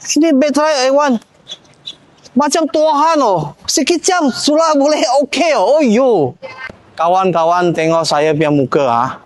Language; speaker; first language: Malay; non-native, local second language; Chinese